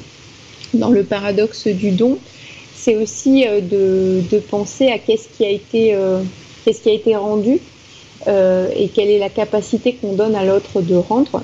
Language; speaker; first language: French; native; French